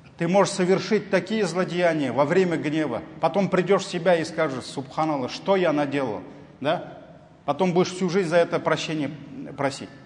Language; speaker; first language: Russian; non-native, local second language; Tatar